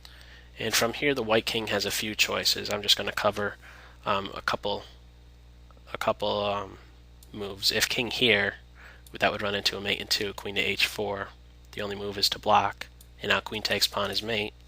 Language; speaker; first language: English; native; English